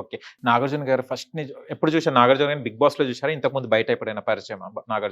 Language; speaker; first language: Telugu; native; Telugu